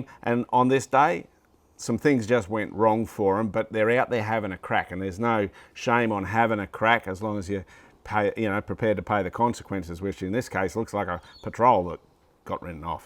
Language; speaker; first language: English; native; English